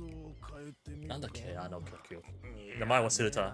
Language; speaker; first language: Japanese; non-native, learner; English